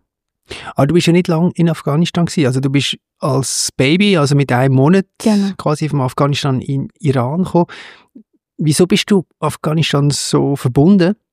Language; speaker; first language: German; native; German